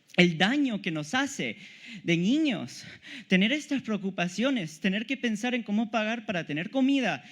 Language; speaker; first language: Spanish; early bilingual, heritage; Spanish